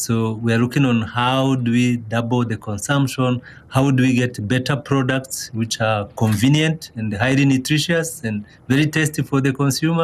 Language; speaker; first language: English; non-native, local second language; Kinyarwanda